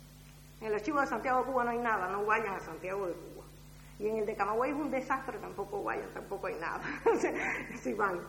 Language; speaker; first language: Spanish; native; Spanish